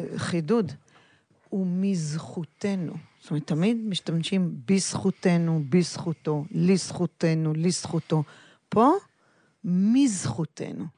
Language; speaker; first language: Hebrew; native; Hebrew